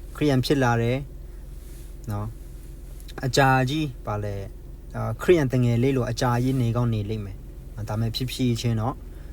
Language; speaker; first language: Burmese; non-native, local second language; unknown